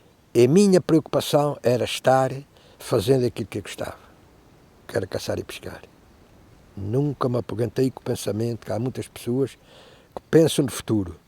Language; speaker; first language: Portuguese; native; Portuguese